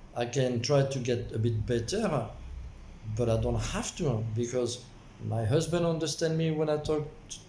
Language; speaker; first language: English; non-native, local second language; French